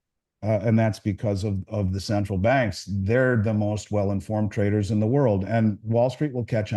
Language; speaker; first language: English; native; English